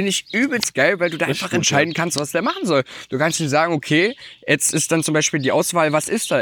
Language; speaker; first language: German; native; German